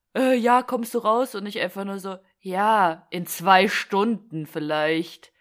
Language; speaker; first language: German; early bilingual, other home language; Ukrainian